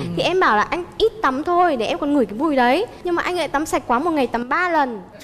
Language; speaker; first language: Vietnamese; native; Vietnamese